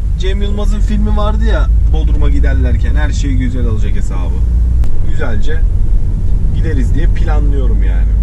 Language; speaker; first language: Turkish; early bilingual, heritage; Turkish